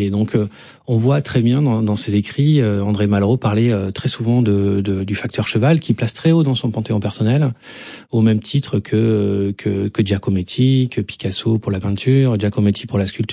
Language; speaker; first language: French; native; French